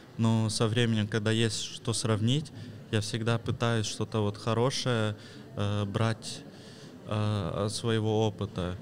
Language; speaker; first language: Russian; early bilingual, heritage; Russian